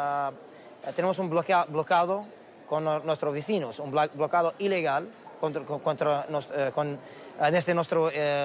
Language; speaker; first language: Spanish; non-native, learner; Arabic